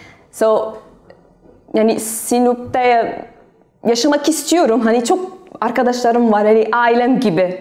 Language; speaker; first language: Turkish; non-native, learner; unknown